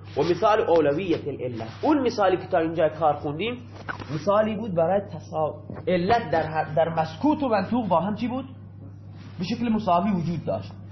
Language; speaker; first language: Persian; non-native, local second language; Baluchi